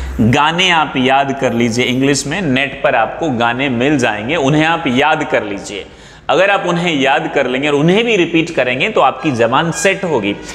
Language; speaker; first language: Hindi; non-native, local second language; Maithili